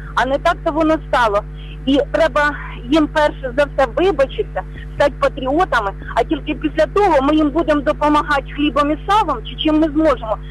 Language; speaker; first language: Ukrainian; native; Ukrainian